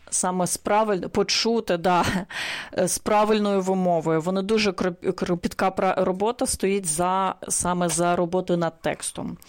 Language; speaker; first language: Ukrainian; native; Ukrainian